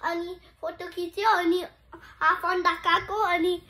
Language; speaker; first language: Nepali; early bilingual, heritage; Nepali